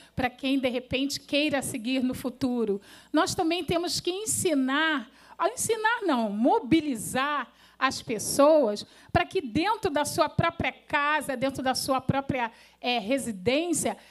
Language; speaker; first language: Portuguese; native; Portuguese